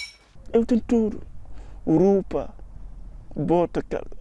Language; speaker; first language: Portuguese; non-native, learner; Wolof